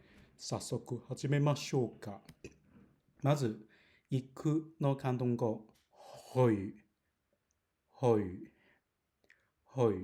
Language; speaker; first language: Japanese; non-native, fluent; Cantonese